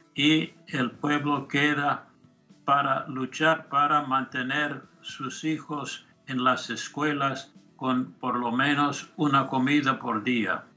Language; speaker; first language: Spanish; non-native, fluent; English